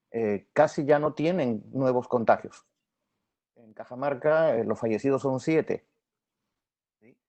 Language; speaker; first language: Spanish; native; Spanish